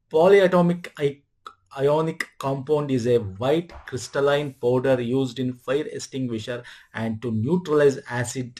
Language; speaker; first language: English; non-native, local second language; Kannada